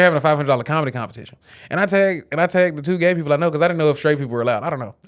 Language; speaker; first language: English; native; English